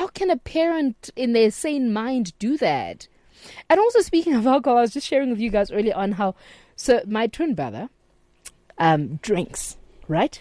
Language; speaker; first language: English; non-native, local second language; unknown